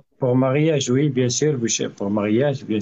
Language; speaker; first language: French; non-native, learner; Arabic